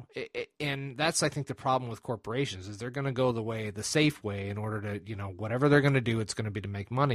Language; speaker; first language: English; native; English